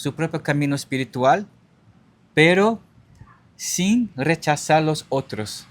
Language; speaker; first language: Spanish; non-native, learner; Portuguese